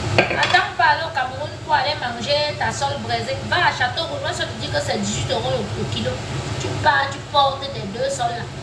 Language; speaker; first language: French; native; French